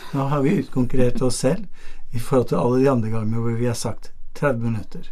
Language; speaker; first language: Norwegian; non-native, fluent; English